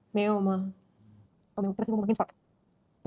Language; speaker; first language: Chinese; non-native, fluent; Indonesian